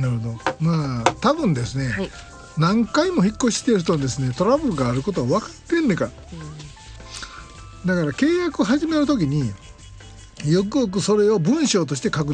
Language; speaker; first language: Japanese; native; Japanese